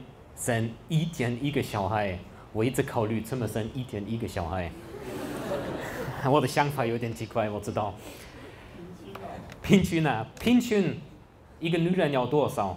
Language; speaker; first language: Chinese; non-native, fluent; German